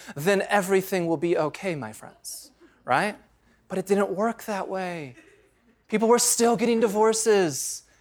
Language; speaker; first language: English; native; English